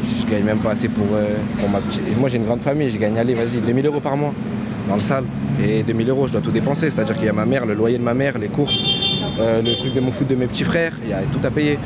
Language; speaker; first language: French; native; French